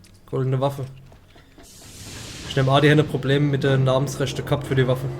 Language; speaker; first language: German; native; German